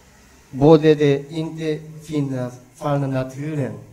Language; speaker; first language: Swedish; non-native, learner; Japanese